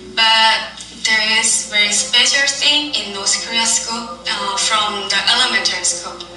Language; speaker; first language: English; non-native, learner; Korean